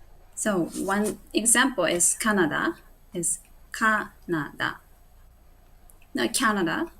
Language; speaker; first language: English; non-native, learner; Japanese